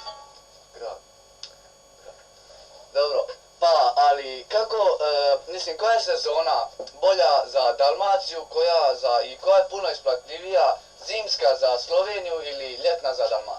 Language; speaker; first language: Bosnian; native; Bosnian